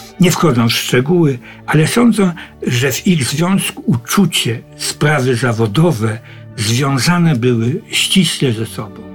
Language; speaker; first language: Polish; native; Polish